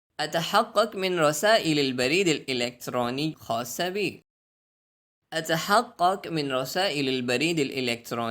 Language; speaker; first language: Arabic; non-native, fluent; Urdu